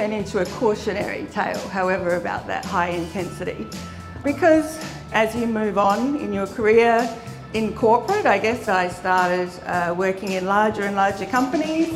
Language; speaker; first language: English; native; English